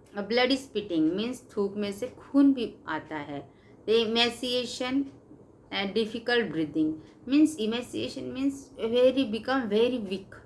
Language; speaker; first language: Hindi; non-native, local second language; Marathi